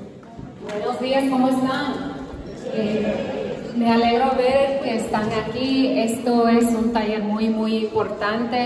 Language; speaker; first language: Spanish; early bilingual, heritage; Spanish